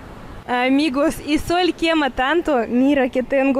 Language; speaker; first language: Spanish; non-native, fluent; Russian